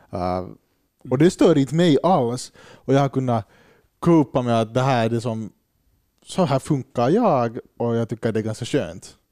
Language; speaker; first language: Swedish; native; Swedish